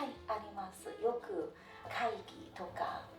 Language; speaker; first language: Japanese; non-native, fluent; Chinese